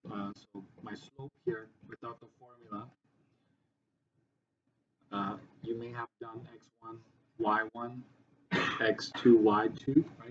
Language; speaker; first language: English; native; English